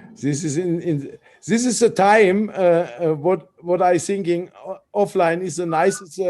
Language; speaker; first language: English; non-native, learner; German